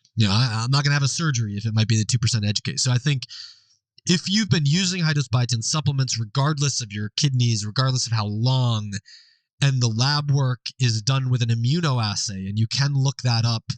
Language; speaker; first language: English; native; English